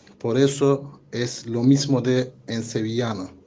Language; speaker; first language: Spanish; non-native, learner; Turkish